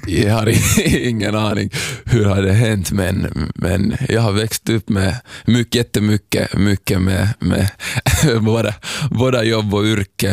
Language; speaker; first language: Swedish; non-native, local second language; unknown